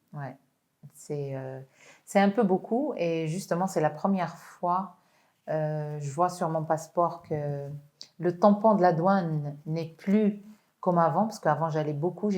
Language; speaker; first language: French; non-native, local second language; Arabic